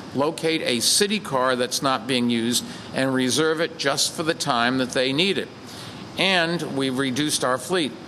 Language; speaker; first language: English; native; English